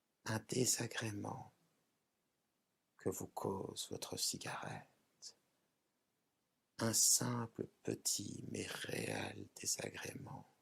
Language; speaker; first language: French; native; French